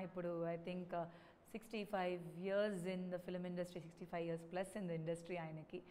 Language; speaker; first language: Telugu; non-native, local second language; Tamil